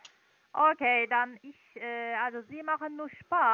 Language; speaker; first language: German; non-native, learner; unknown